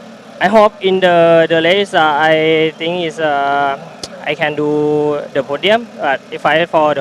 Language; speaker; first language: English; non-native, learner; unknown